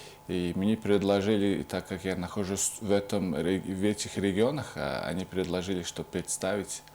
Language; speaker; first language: Russian; non-native, fluent; Mongolian